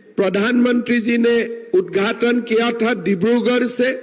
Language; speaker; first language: Hindi; non-native, local second language; Assamese